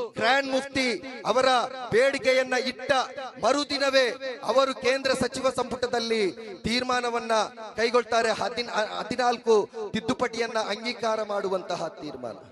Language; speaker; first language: Kannada; non-native, local second language; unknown